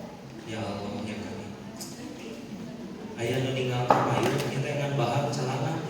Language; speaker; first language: Indonesian; non-native, local second language; Sundanese